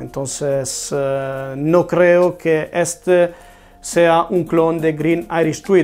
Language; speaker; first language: Spanish; non-native, fluent; Italian